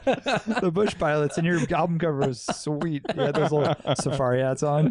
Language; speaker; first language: English; native; English